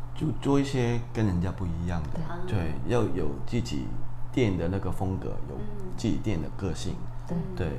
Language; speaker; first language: Chinese; non-native, fluent; Cantonese